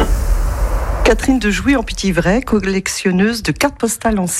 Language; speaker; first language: French; native; French